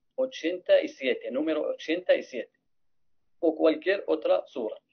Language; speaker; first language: Spanish; non-native, fluent; Arabic